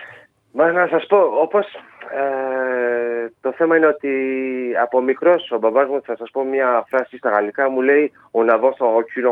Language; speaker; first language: Greek; early bilingual, heritage; Greek